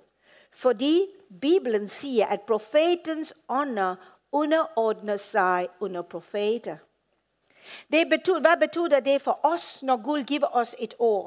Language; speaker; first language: Danish; non-native, fluent; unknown